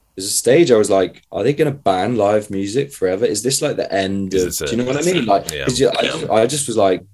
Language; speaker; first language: English; native; English